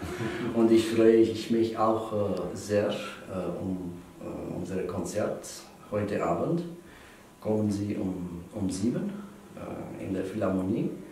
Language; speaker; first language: German; non-native, fluent; Romanian